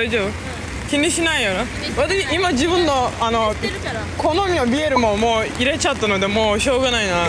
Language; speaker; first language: Japanese; non-native, learner; Turkish